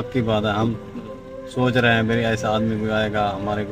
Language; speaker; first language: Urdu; non-native, local second language; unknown